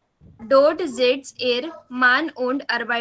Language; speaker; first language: German; non-native, learner; Marathi